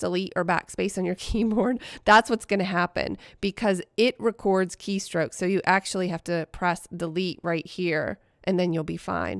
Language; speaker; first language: English; native; English